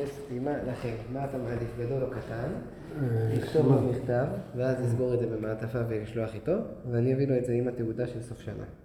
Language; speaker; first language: Hebrew; native; Hebrew